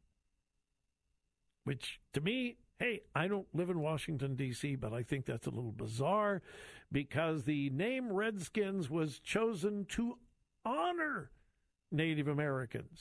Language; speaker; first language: English; native; English